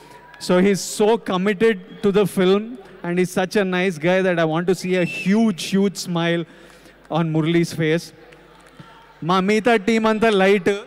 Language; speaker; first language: Telugu; native; Telugu